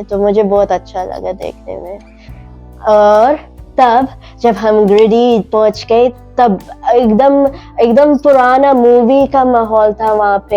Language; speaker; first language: Hindi; early bilingual, heritage; English